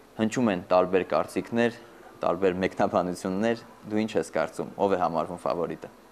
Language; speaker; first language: Armenian; native; Armenian